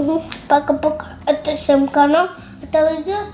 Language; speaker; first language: Russian; early bilingual, heritage; Russian